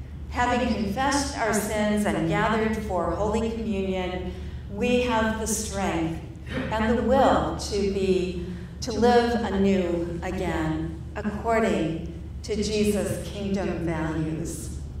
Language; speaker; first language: English; native; English